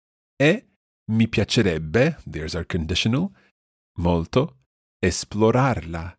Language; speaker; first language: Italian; non-native, fluent; English